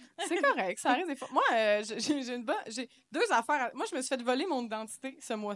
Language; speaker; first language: French; native; French